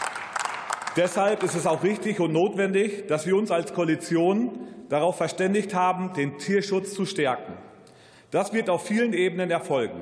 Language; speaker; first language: German; native; German